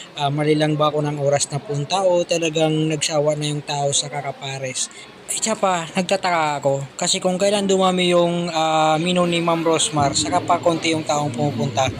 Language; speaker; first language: Filipino; native; Filipino